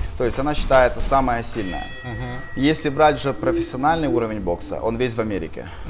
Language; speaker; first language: Russian; non-native, local second language; Ukrainian